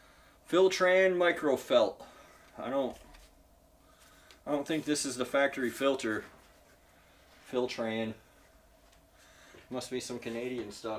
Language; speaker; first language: English; native; English